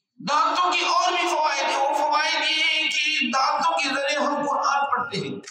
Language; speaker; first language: Urdu; non-native, local second language; Pashto